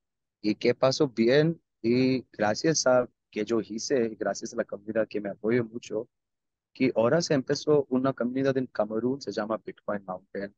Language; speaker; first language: Spanish; non-native, learner; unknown